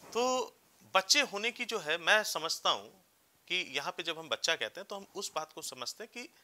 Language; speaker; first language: Hindi; native; Hindi